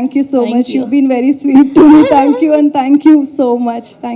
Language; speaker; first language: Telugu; non-native, learner; Tamil